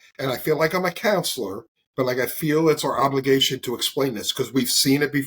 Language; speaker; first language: English; native; English